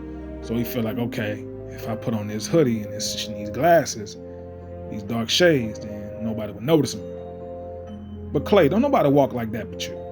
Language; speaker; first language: English; native; English